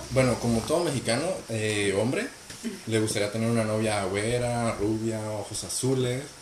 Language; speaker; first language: Spanish; native; Spanish